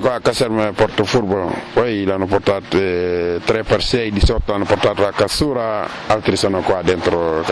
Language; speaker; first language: Italian; non-native, learner; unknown